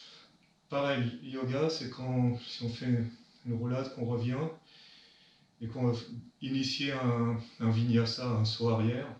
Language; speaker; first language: French; native; French